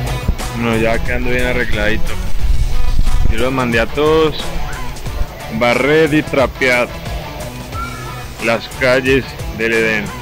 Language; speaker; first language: Spanish; native; Spanish